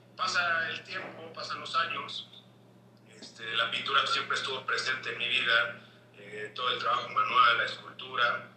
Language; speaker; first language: Spanish; native; Spanish